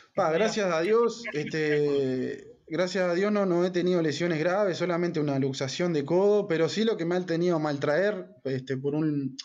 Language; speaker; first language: Spanish; native; Spanish